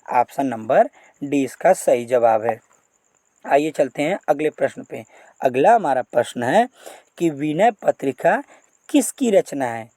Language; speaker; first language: Hindi; native; Hindi